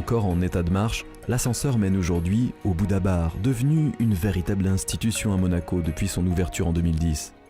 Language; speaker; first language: French; native; French